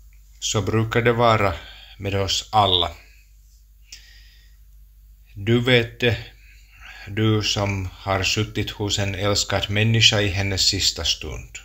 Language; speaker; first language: Swedish; non-native, local second language; Finnish